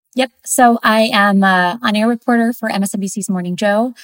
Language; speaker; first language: English; early bilingual, other home language; Spanish